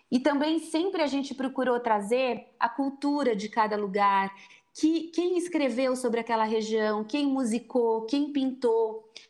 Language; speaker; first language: Portuguese; native; Portuguese